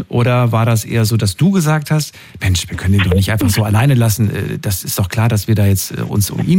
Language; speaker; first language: German; native; German